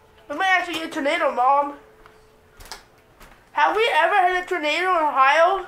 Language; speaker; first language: English; native; English